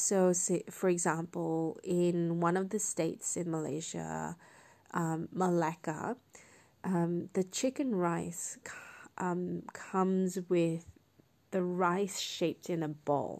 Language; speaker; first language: English; non-native, local second language; Cantonese